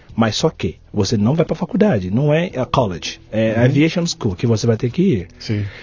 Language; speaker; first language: Portuguese; non-native, fluent; Yoruba